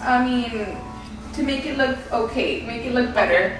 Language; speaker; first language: English; early bilingual, other home language; Spanish